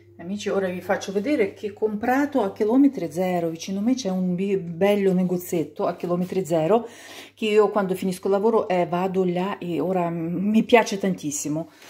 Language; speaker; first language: Italian; non-native, local second language; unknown